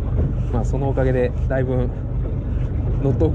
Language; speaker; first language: Japanese; native; Japanese